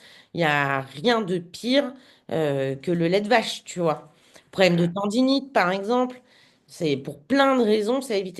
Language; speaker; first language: French; native; French